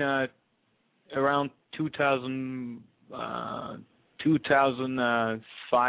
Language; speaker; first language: English; non-native, fluent; French